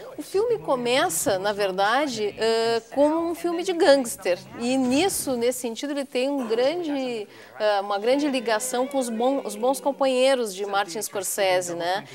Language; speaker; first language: Portuguese; native; Portuguese